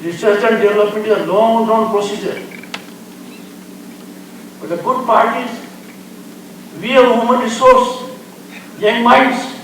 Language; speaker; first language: English; non-native, local second language; Hindi